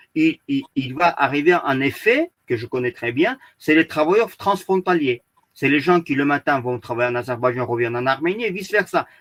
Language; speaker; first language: French; early bilingual, other home language; Azerbaijani